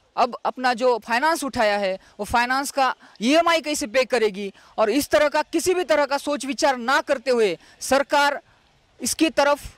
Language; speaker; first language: Hindi; non-native, local second language; Marathi